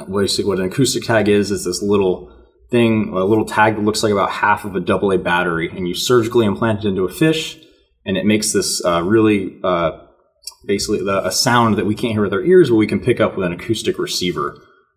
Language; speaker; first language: English; native; English